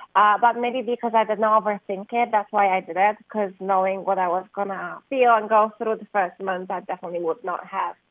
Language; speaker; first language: English; non-native, fluent; Polish